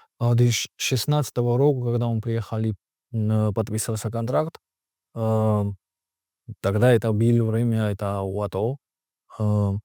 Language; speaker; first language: Russian; non-native, learner; Georgian